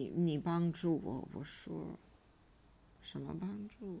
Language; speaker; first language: Chinese; non-native, fluent; Serbian